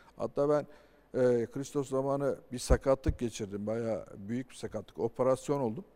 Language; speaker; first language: Turkish; native; Turkish